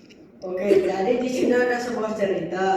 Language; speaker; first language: Indonesian; native; Indonesian